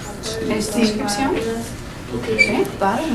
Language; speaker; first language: Spanish; non-native, fluent; English